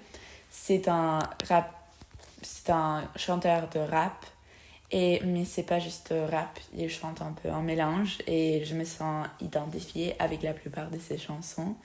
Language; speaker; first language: French; non-native, fluent; Spanish